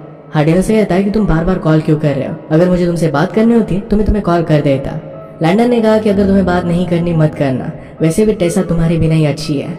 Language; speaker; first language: Hindi; native; Hindi